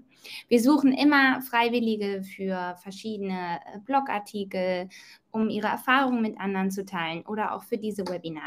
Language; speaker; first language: German; native; German